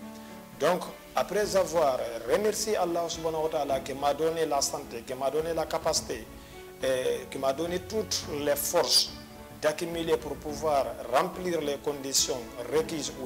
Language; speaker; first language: French; non-native, local second language; Fula